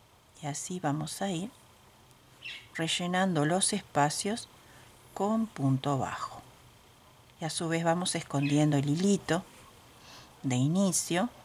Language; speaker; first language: Spanish; native; Spanish